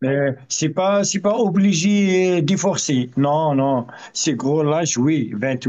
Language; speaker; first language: French; non-native, learner; Arabic